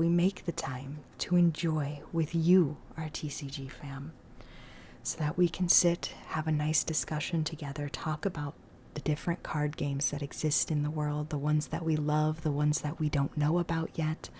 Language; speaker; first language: English; native; English